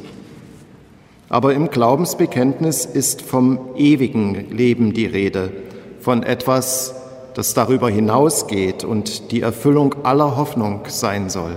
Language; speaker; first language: German; native; German